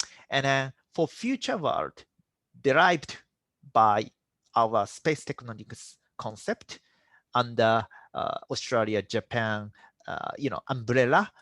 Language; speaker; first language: English; non-native, fluent; Japanese